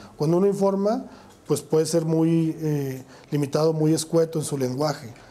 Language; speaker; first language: Spanish; native; Spanish